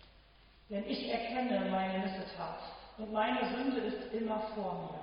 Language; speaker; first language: German; native; German